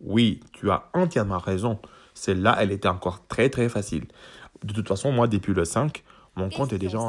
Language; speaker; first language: French; native; French